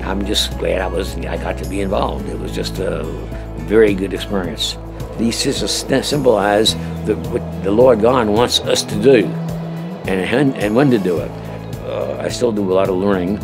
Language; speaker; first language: English; native; English